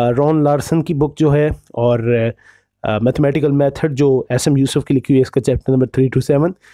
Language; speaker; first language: Urdu; native; Urdu